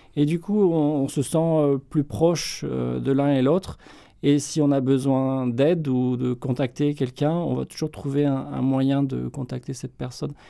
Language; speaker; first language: French; native; French